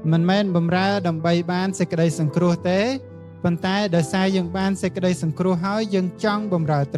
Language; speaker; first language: Khmer; native; Khmer